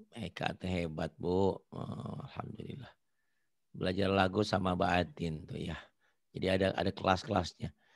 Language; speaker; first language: Indonesian; non-native, local second language; Sundanese